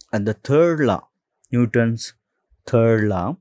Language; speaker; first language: English; non-native, local second language; Telugu